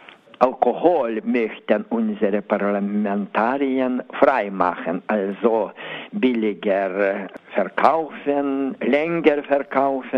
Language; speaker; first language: German; non-native, learner; Lithuanian